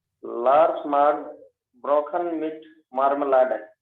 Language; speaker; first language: German; non-native, learner; Hindi